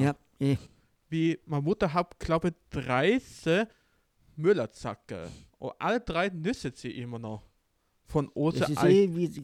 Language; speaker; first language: German; non-native, learner; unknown